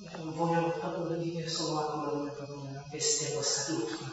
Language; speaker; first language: Italian; non-native, learner; Vietnamese